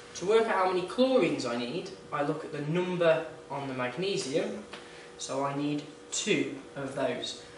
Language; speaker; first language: English; native; English